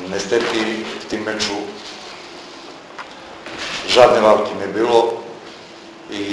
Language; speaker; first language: Polish; non-native, fluent; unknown